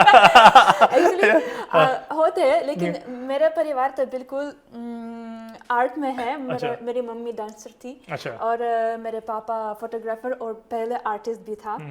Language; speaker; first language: Hindi; non-native, fluent; Ukrainian